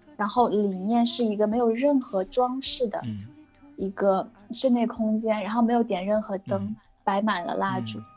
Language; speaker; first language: Chinese; native; Chinese